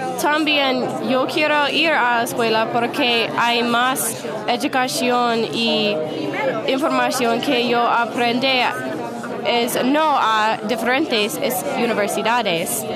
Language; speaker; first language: Spanish; non-native, learner; English